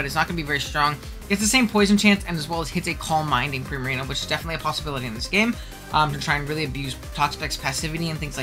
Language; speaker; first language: English; native; English